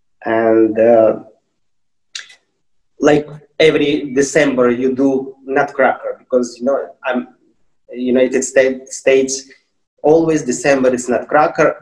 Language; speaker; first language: English; non-native, fluent; Russian